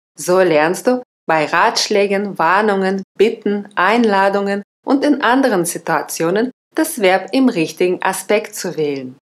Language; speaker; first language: German; non-native, fluent; Russian